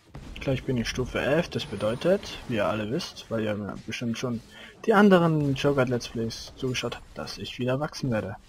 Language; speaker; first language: German; native; German